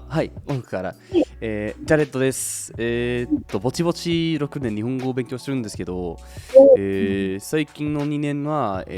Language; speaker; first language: Japanese; non-native, fluent; English